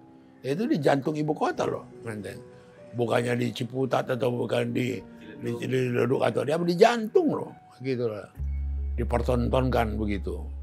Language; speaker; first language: Indonesian; native; Indonesian